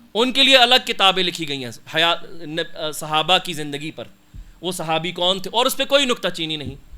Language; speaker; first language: Urdu; non-native, local second language; Punjabi